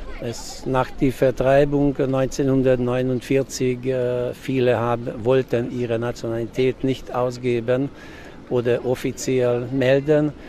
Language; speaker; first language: German; non-native, local second language; Hungarian